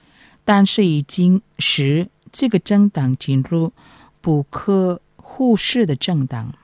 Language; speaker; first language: Chinese; non-native, fluent; Indonesian